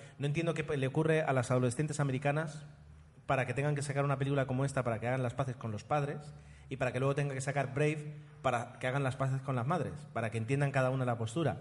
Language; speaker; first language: Spanish; non-native, fluent; Italian